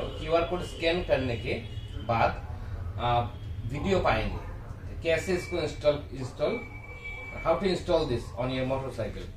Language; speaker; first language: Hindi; non-native, learner; Bangla